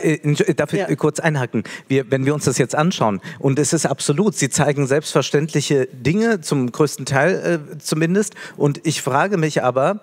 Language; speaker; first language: German; native; German